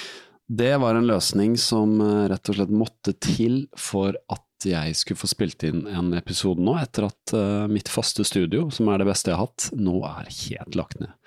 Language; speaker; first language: Norwegian; native; Norwegian